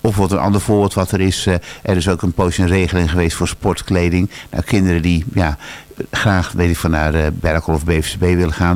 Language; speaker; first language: Dutch; native; Dutch